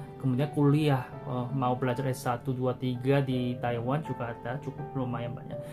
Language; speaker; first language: Indonesian; non-native, fluent; Korean